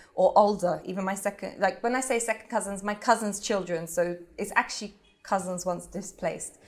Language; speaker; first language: English; native; English